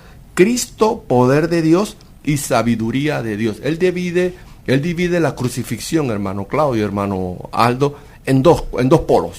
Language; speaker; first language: Spanish; native; Spanish